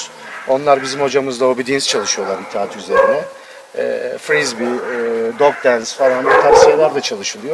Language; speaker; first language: Turkish; native; Turkish